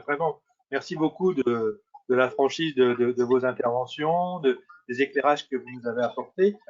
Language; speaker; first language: French; native; French